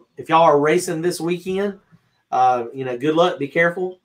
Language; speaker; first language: English; native; English